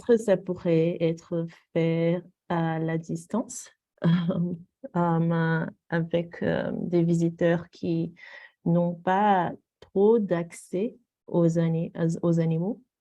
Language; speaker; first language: French; non-native, fluent; Portuguese